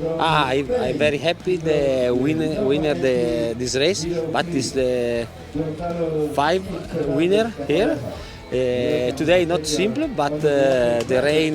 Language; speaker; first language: English; non-native, learner; Italian